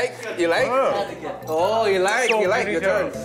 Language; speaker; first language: English; non-native, learner; Korean